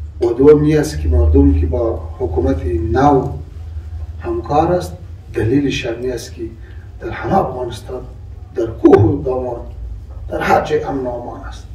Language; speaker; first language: Persian; non-native, local second language; Pashto